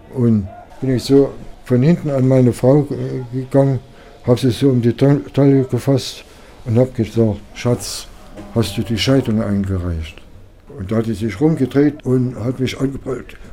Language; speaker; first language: German; native; German